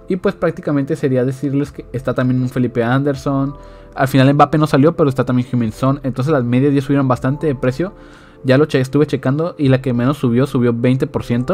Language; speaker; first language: Spanish; native; Spanish